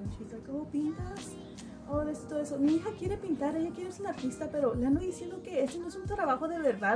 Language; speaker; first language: Spanish; early bilingual, heritage; Spanish